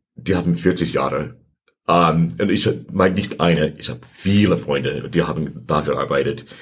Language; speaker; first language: German; non-native, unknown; English